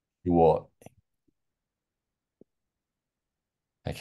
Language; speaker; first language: Chinese; non-native, learner; English